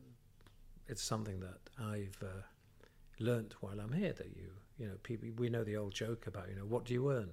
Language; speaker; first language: English; native; English